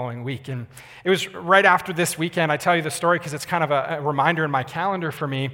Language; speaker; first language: English; native; English